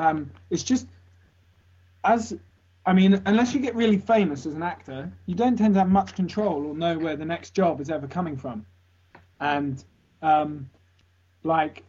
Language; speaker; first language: English; native; English